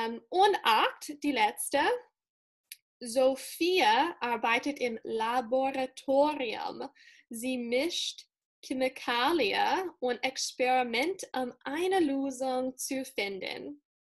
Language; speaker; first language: German; non-native, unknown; English